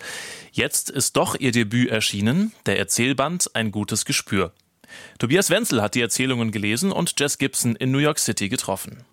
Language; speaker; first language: German; native; German